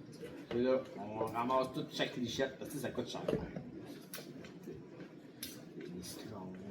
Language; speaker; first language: French; native; French